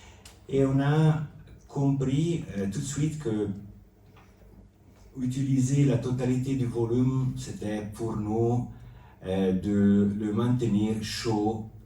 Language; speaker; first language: French; non-native, local second language; Italian